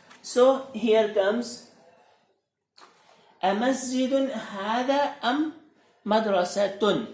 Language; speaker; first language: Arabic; non-native, fluent; Urdu